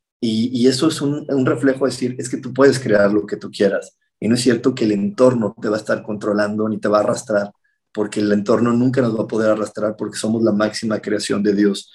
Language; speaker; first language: Spanish; native; Spanish